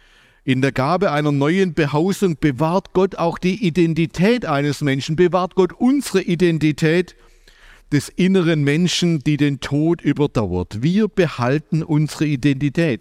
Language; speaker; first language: German; native; German